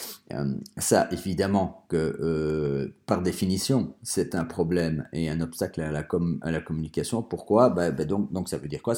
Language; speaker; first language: French; native; French